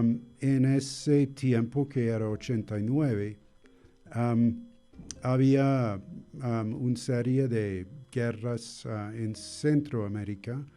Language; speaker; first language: Spanish; non-native, fluent; English